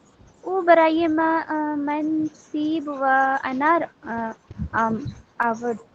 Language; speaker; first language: Persian; non-native, learner; Urdu